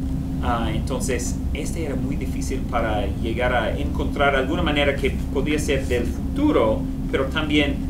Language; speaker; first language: Spanish; non-native, fluent; English